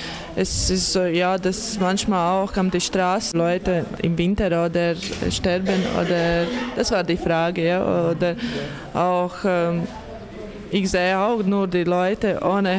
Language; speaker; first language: German; non-native, learner; Latvian